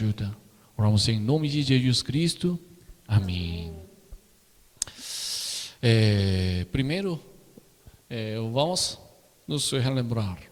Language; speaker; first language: Portuguese; non-native, learner; Korean